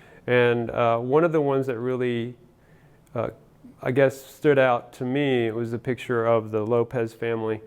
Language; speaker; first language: English; early bilingual, other home language; Spanish